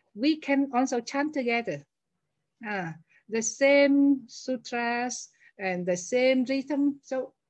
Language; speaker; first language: English; non-native, fluent; Vietnamese